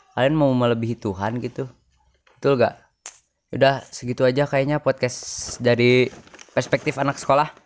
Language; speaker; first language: Indonesian; non-native, local second language; Sundanese